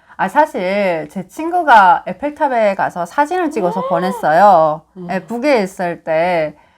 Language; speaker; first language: Korean; native; Korean